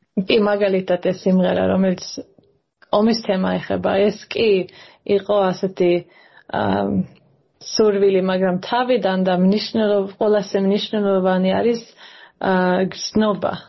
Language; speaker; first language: Georgian; early bilingual, heritage; Georgian